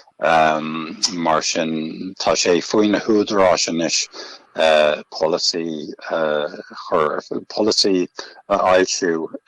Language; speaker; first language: Irish; native; Irish